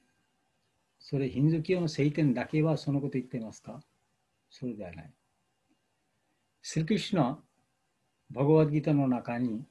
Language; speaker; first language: Japanese; non-native, fluent; Bangla